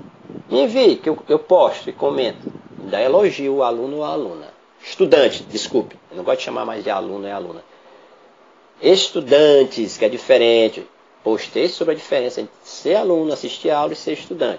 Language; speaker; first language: Portuguese; native; Portuguese